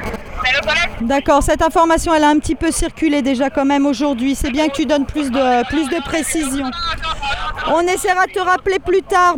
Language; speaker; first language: French; native; French